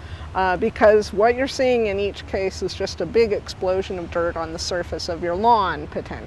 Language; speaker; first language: English; native; English